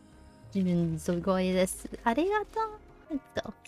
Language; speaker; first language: Japanese; non-native, learner; English